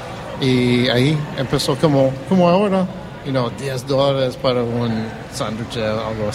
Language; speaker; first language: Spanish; early bilingual, heritage; Spanish